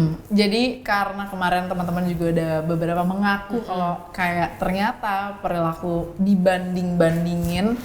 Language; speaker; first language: Indonesian; native; Indonesian